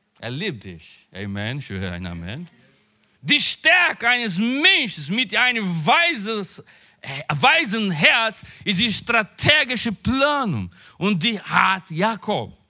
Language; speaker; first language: German; non-native, learner; Portuguese